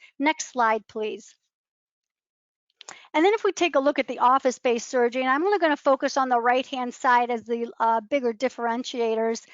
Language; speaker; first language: English; native; English